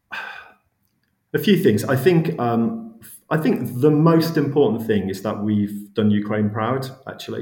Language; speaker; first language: English; native; English